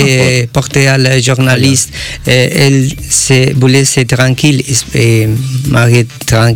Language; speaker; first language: French; non-native, learner; Spanish